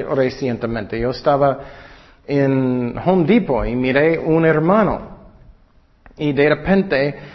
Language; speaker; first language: Spanish; non-native, fluent; English